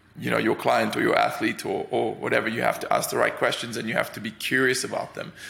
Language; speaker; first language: English; native; English